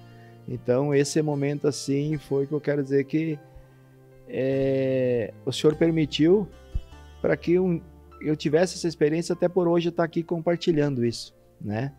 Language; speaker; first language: Portuguese; native; Portuguese